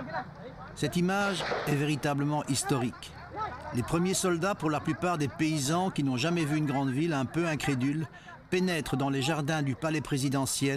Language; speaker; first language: French; native; French